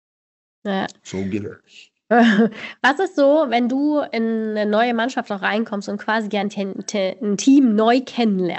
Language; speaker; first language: German; native; German